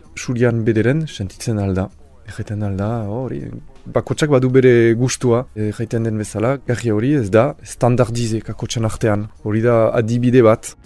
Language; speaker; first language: Basque; non-native, local second language; French